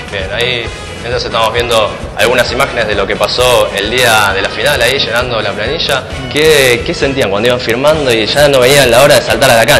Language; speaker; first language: Spanish; native; Spanish